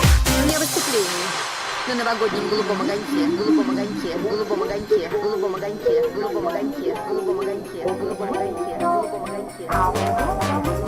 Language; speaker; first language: Russian; native; Russian